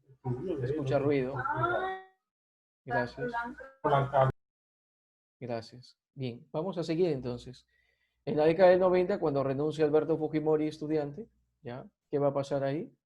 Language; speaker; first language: Spanish; native; Spanish